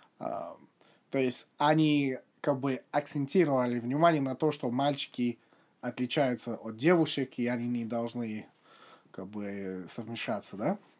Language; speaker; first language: Russian; non-native, fluent; English